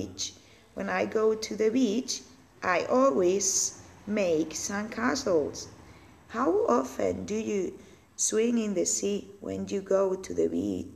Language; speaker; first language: English; non-native, learner; Spanish